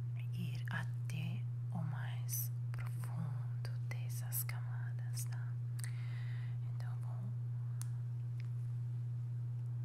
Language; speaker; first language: Portuguese; non-native, fluent; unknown